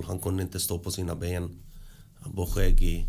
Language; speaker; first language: Swedish; early bilingual, other home language; Spanish